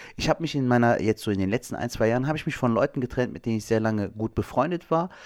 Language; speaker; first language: German; early bilingual, other home language; Turkish